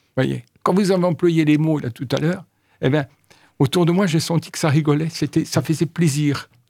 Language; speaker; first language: French; native; French